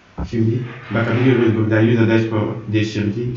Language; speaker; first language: Turkish; non-native, learner; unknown